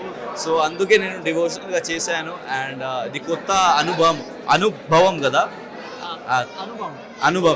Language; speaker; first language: Telugu; non-native, learner; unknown